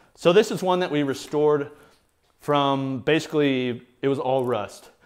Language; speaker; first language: English; native; English